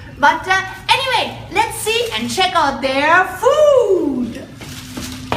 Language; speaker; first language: English; non-native, fluent; German